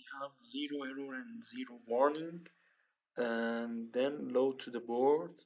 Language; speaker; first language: English; non-native, learner; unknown